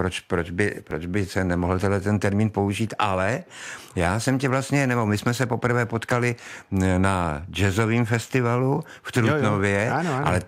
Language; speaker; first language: Czech; native; Czech